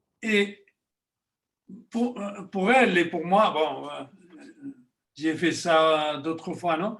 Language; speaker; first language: French; non-native, fluent; Spanish